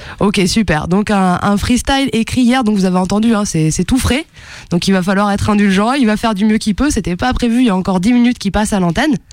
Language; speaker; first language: French; native; French